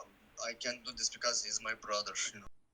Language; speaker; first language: English; non-native, learner; Turkish